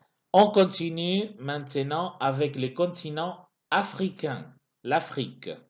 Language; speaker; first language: French; non-native, fluent; Spanish